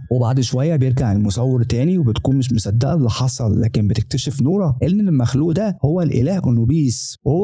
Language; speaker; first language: Arabic; native; Arabic